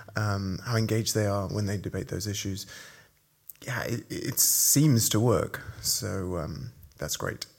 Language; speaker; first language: English; native; English